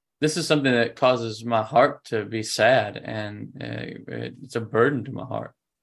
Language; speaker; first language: English; native; English